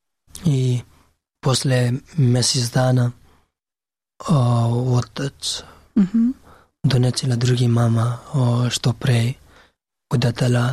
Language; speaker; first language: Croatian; non-native, learner; Pashto